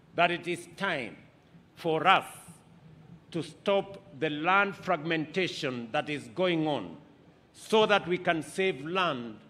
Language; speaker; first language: English; non-native, local second language; Kalenjin